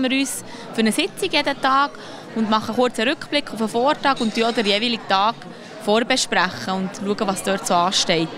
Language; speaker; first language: German; native; German